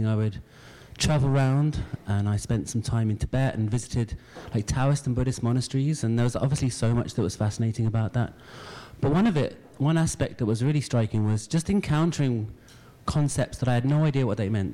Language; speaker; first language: English; native; English